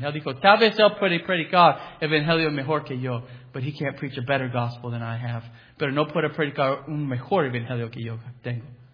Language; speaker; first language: Spanish; non-native, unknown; English